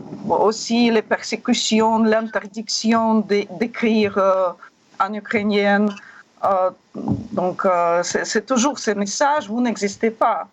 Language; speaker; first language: French; non-native, learner; Russian